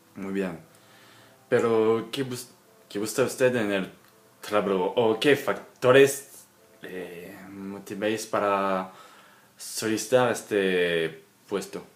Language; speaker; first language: Spanish; non-native, learner; French